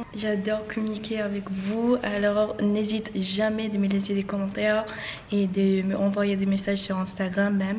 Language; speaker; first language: French; non-native, fluent; English